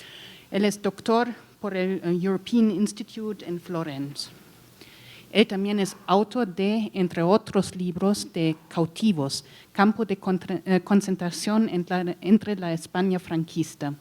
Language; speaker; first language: Spanish; non-native, learner; German